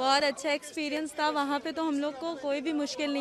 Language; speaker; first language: Hindi; native; Hindi